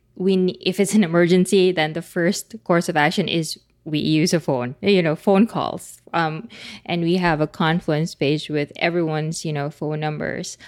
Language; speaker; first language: English; non-native, local second language; Filipino